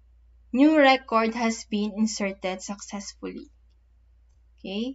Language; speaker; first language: English; non-native, local second language; Filipino